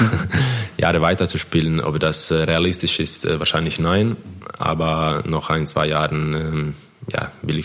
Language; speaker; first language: German; non-native, fluent; Croatian